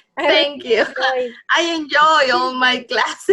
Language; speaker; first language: English; non-native, learner; Spanish